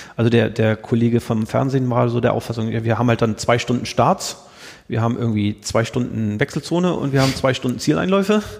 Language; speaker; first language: German; native; German